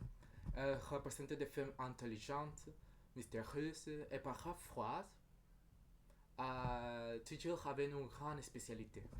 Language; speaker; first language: French; non-native, learner; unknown